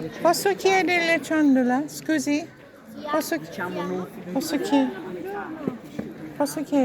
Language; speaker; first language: Italian; non-native, learner; English